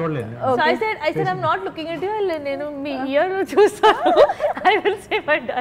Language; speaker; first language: Telugu; non-native, learner; Hindi